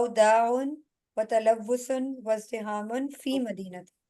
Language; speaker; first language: Arabic; non-native, fluent; Urdu